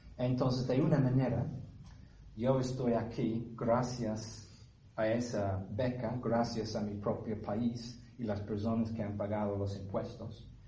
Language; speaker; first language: Spanish; non-native, fluent; English